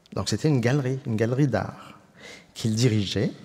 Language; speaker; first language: French; native; French